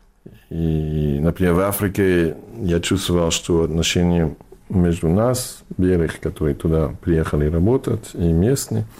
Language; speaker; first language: Russian; non-native, learner; English